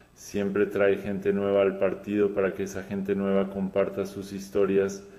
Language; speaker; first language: Spanish; non-native, fluent; Serbian